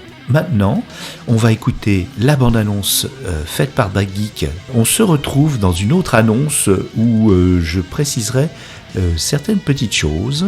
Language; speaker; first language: French; native; French